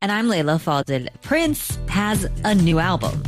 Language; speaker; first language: English; native; English